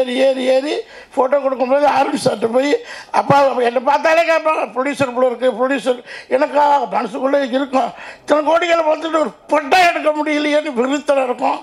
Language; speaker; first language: Tamil; native; Tamil